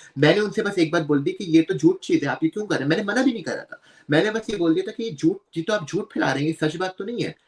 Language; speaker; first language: Urdu; native; Urdu